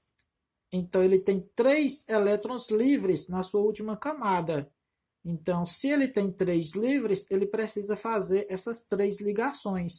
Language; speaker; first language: Portuguese; native; Portuguese